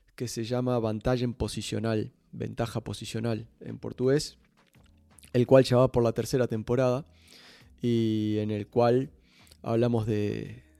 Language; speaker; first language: Spanish; native; Spanish